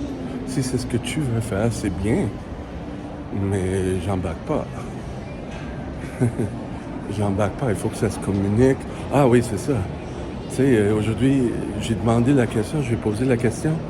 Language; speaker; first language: French; native; French